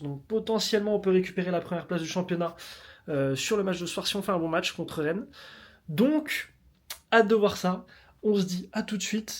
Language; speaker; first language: French; native; French